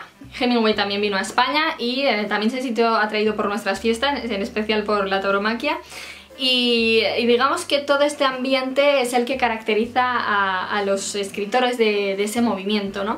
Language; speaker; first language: Spanish; native; Spanish